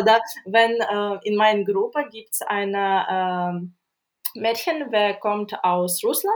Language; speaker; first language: German; non-native, learner; Ukrainian